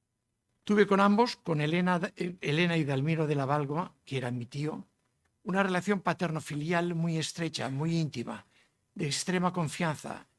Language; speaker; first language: Spanish; native; Spanish